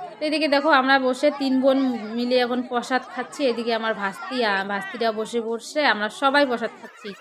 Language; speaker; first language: Bangla; non-native, local second language; Rangpuri